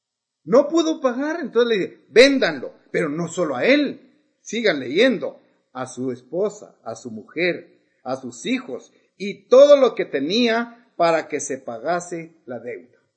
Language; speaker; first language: Spanish; native; Spanish